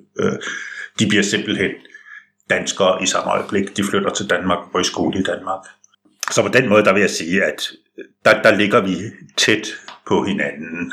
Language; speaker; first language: Danish; native; Danish